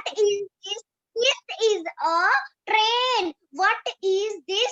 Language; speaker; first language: English; non-native, learner; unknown